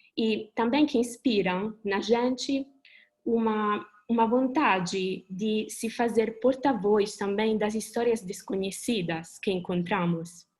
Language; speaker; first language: Portuguese; non-native, fluent; Italian